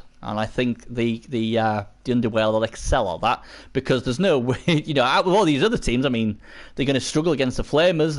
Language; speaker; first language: English; native; English